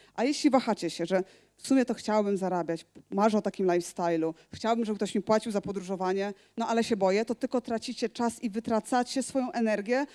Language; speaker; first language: Polish; native; Polish